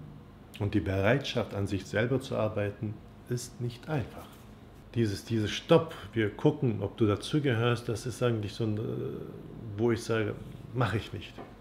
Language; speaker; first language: German; non-native, fluent; Turkish